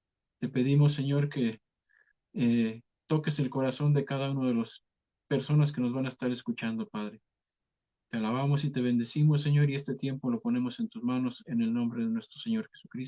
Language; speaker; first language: Spanish; native; Spanish